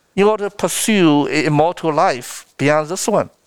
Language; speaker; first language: English; non-native, fluent; Chinese